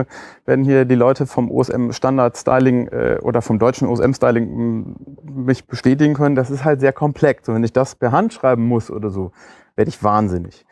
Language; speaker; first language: German; native; German